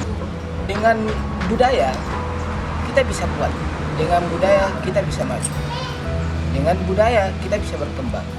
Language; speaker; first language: Indonesian; native; Indonesian